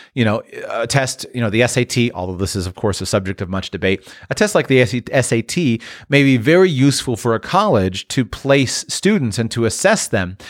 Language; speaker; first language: English; native; English